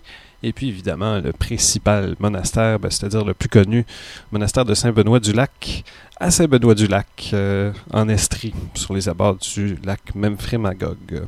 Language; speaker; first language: French; native; French